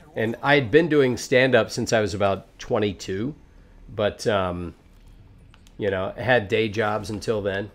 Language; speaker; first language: English; native; English